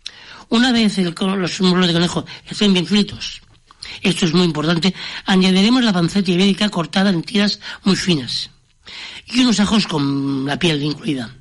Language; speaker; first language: Spanish; native; Spanish